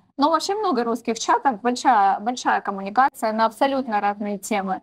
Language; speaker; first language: Russian; native; Russian